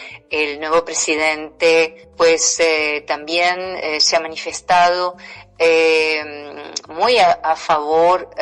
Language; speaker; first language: Spanish; non-native, fluent; Portuguese